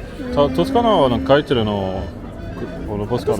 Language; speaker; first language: Japanese; non-native, learner; French